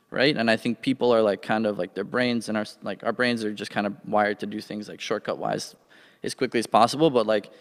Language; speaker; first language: English; native; English